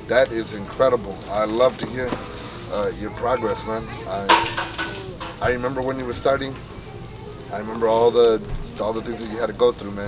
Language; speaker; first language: English; early bilingual, other home language; Spanish